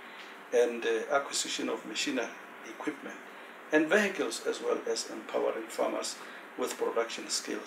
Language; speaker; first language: English; non-native, local second language; Tswana